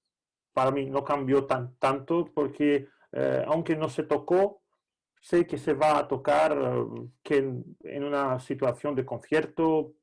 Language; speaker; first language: Spanish; non-native, fluent; Greek